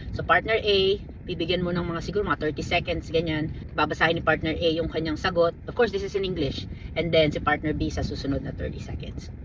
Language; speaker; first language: Filipino; native; Filipino